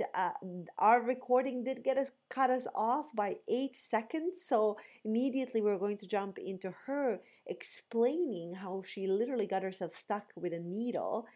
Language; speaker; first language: English; non-native, fluent; Bosnian